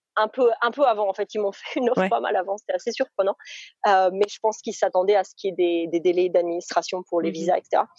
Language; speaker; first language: French; native; French